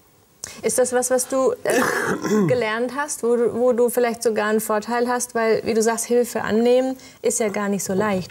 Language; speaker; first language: German; native; German